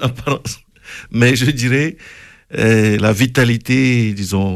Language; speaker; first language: French; non-native, local second language; Ewe